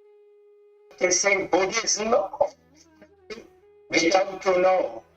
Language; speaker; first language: English; non-native, learner; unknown